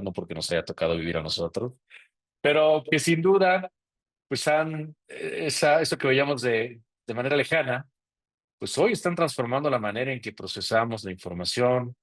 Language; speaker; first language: Spanish; native; Spanish